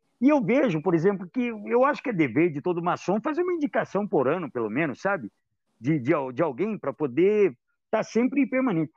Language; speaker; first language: Portuguese; native; Portuguese